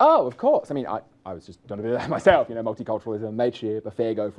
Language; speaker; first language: English; native; English